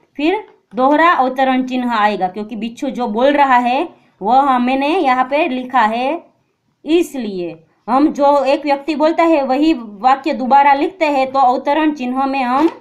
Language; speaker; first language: Hindi; non-native, local second language; Gujarati